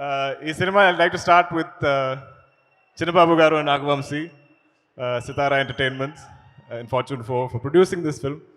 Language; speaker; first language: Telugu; non-native, learner; Malayalam